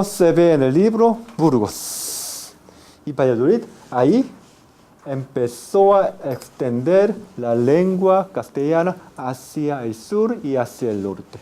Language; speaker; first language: Spanish; non-native, fluent; Korean